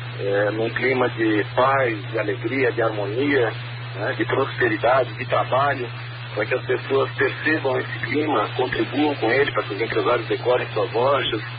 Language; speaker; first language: Portuguese; native; Portuguese